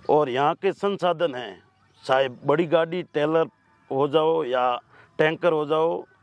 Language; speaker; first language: Hindi; native; Hindi